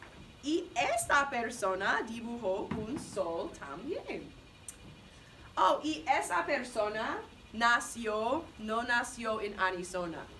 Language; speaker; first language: Spanish; non-native, fluent; English